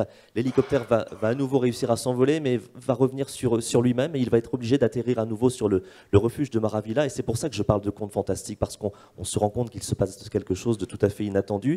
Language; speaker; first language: French; native; French